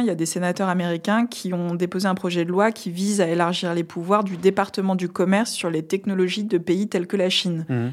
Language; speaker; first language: French; native; French